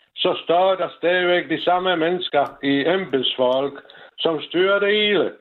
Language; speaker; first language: Danish; non-native, fluent; Czech